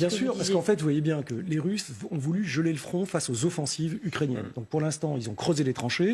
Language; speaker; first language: French; native; French